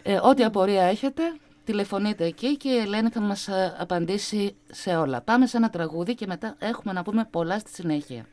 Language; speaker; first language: Greek; native; Greek